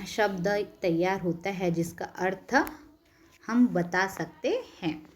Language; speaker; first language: Hindi; non-native, local second language; Marathi